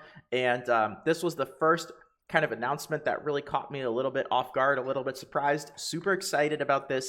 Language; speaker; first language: English; native; English